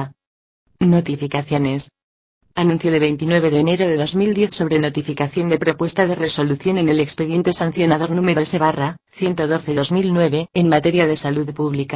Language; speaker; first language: Spanish; native; Spanish